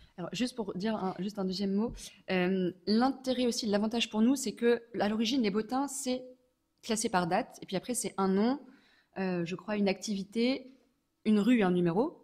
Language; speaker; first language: French; native; French